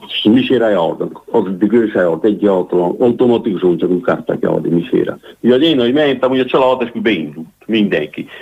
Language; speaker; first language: Hungarian; native; Hungarian